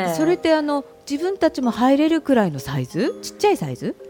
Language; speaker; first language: Japanese; native; Japanese